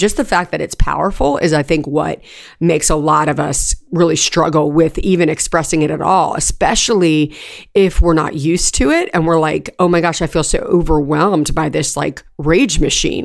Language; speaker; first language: English; native; English